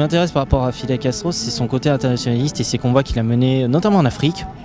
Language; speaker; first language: French; native; French